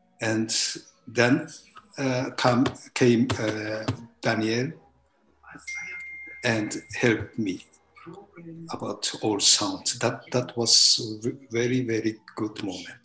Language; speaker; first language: English; non-native, learner; Japanese